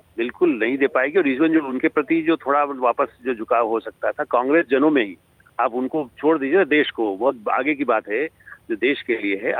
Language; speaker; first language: Hindi; native; Hindi